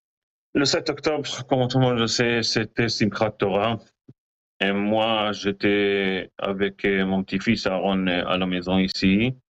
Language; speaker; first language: French; non-native, learner; Hebrew